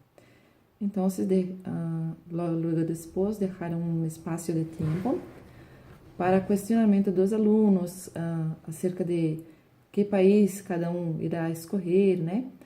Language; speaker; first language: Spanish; non-native, learner; Portuguese